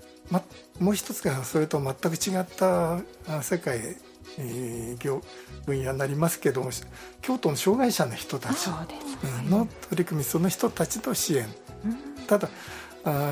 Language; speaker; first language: Japanese; native; Japanese